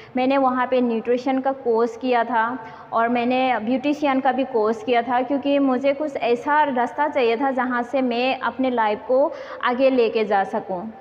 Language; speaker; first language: Hindi; non-native, local second language; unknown